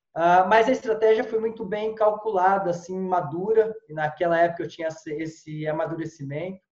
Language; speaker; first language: Portuguese; native; Portuguese